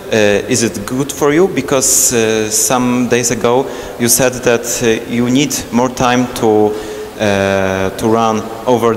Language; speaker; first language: English; non-native, fluent; Polish